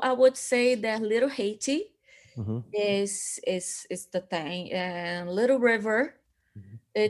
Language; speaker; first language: English; non-native, fluent; Portuguese